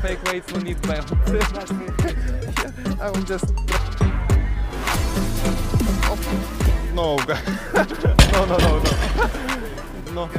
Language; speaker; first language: English; non-native, learner; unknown